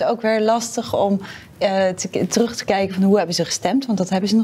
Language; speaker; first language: Dutch; native; Dutch